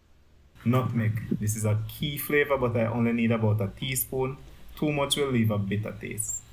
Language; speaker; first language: English; native; English